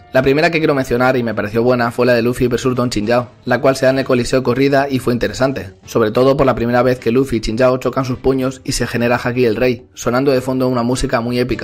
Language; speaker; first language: Spanish; native; Spanish